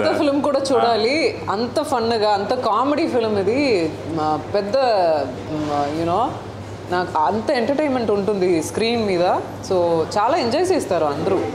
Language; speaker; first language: Telugu; non-native, learner; Tamil